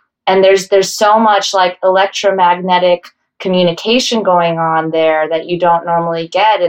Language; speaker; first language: English; native; English